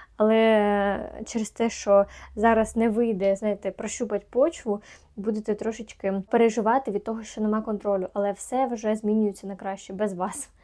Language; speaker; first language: Ukrainian; native; Ukrainian